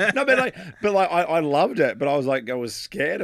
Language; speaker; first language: English; native; English